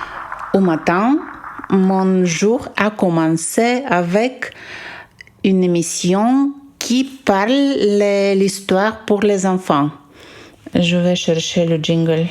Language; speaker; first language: French; non-native, fluent; Bulgarian